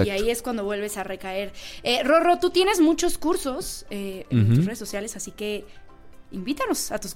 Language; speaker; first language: Spanish; native; Spanish